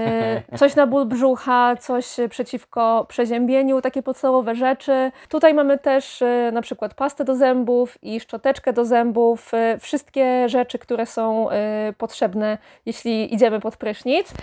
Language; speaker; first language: Polish; native; Polish